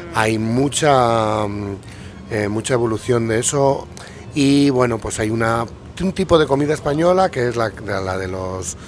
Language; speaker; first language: Spanish; native; Spanish